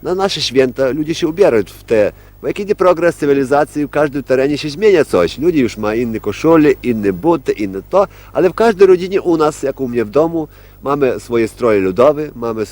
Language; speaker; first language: Polish; non-native, local second language; Ukrainian